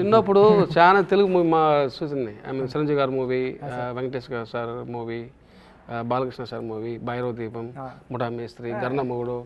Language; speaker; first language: Telugu; non-native, local second language; Tamil